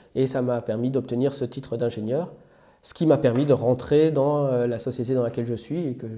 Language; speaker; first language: French; native; French